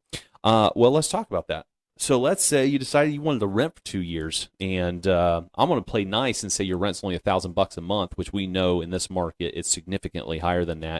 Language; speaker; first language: English; native; English